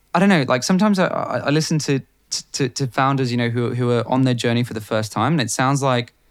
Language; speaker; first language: English; non-native, fluent; Bulgarian